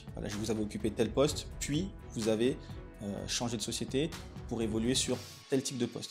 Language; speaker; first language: French; native; French